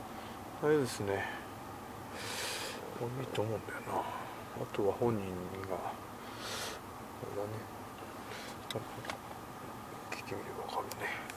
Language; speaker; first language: Japanese; native; Japanese